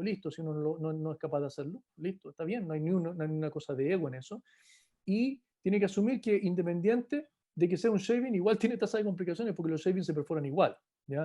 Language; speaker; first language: Spanish; native; Spanish